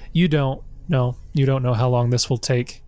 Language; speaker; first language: English; native; English